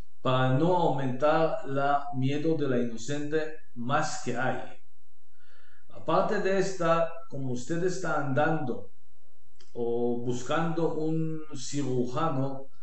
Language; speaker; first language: Spanish; non-native, learner; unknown